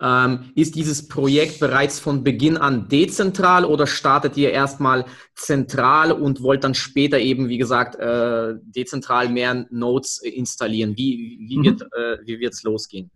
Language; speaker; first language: German; native; German